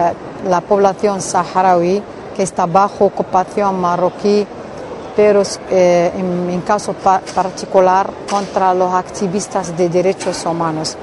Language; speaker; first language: Spanish; non-native, fluent; Arabic